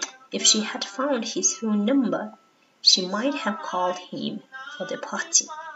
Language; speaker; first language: English; non-native, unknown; Mongolian